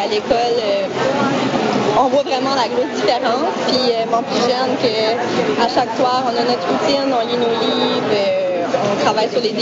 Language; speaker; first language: French; native; French